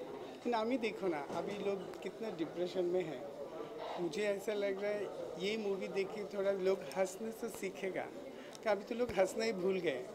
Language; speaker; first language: Hindi; non-native, local second language; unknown